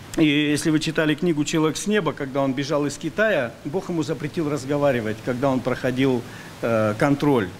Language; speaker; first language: Russian; native; Russian